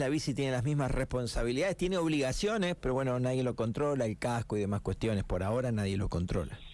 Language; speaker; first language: Spanish; native; Spanish